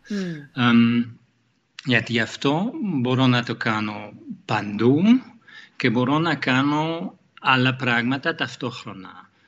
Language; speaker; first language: Greek; non-native, fluent; German